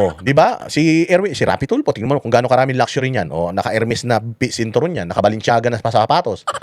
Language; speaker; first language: Filipino; non-native, local second language; Iloko